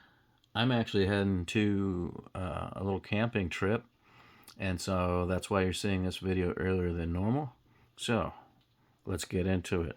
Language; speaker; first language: English; native; English